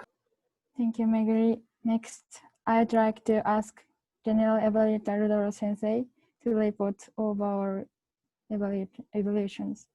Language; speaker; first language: English; non-native, learner; Japanese